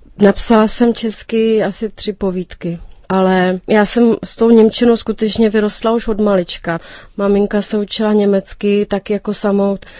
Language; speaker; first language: Czech; native; Czech